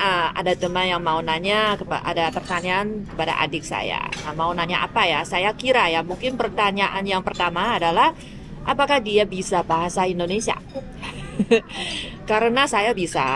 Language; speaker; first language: Indonesian; non-native, fluent; Chinese